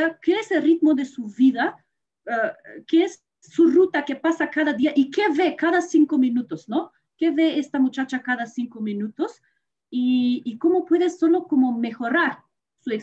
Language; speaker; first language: Spanish; non-native, fluent; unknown